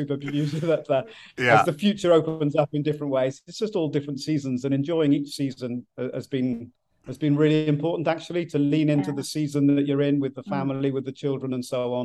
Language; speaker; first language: English; native; English